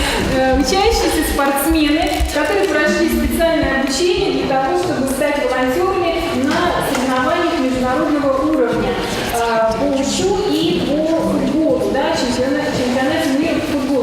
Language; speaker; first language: Russian; native; Russian